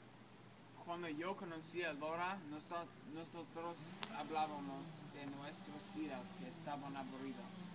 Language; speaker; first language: Spanish; non-native, learner; English